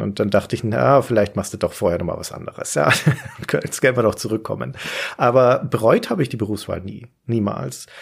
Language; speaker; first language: German; native; German